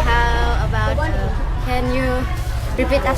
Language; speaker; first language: English; non-native, local second language; Sundanese